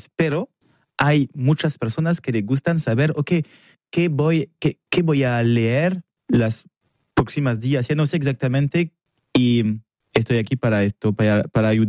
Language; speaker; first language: Spanish; non-native, fluent; French